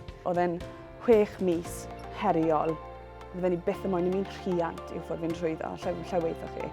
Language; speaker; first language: Welsh; native; Welsh